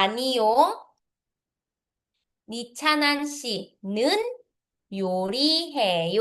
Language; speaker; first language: Korean; non-native, fluent; Filipino